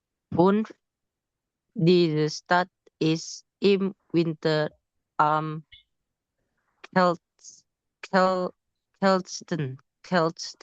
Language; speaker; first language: German; non-native, learner; Indonesian